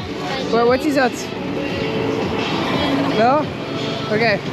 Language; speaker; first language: English; non-native, learner; French